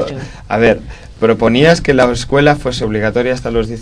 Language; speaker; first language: Spanish; native; Spanish